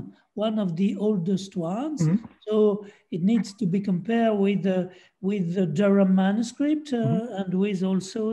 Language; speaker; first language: English; non-native, fluent; French